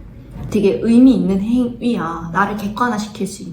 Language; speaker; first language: Korean; native; Korean